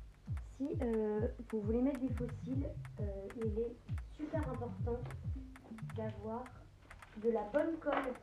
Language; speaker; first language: French; native; French